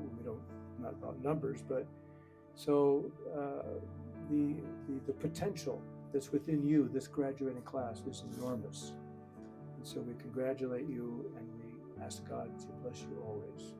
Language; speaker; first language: English; native; English